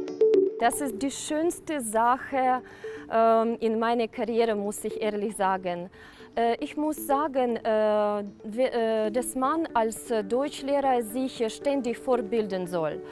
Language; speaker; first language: German; non-native, fluent; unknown